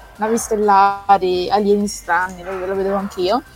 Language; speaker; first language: Italian; native; Italian